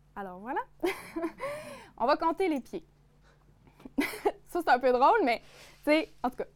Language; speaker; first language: French; native; French